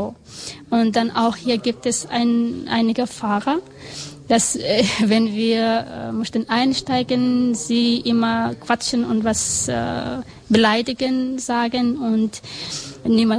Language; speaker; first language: German; non-native, learner; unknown